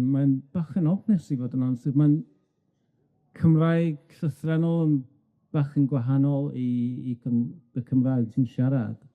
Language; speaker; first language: Welsh; non-native, local second language; English